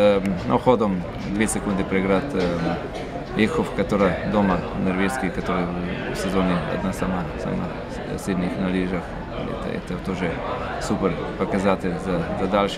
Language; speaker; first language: Russian; non-native, fluent; Slovenian